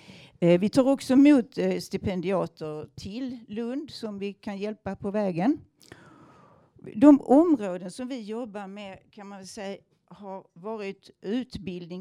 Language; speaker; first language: Swedish; native; Swedish